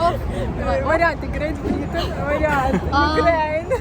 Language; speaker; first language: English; non-native, learner; Ukrainian